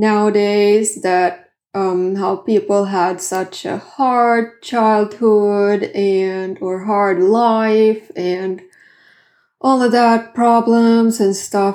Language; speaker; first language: English; non-native, fluent; Swedish